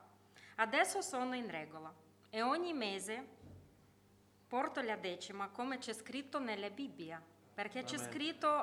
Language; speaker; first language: Italian; non-native, learner; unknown